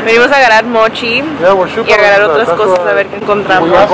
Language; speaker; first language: Spanish; early bilingual, heritage; Spanish